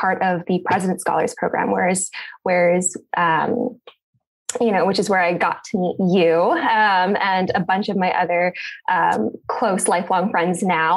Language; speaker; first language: English; native; English